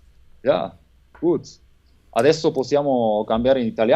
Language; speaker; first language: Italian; non-native, fluent; German